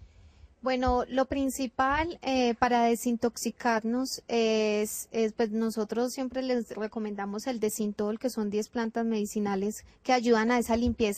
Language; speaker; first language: Spanish; native; Spanish